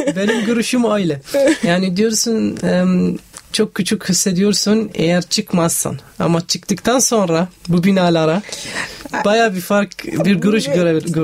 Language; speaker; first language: Turkish; non-native, fluent; Arabic